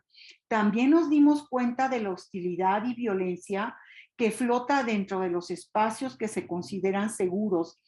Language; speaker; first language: Spanish; native; Spanish